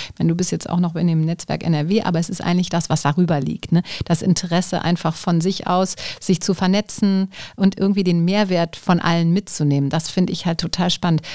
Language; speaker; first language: German; native; German